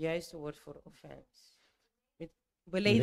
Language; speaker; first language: Dutch; non-native, learner; Papiamento